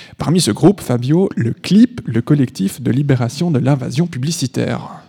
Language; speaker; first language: French; native; French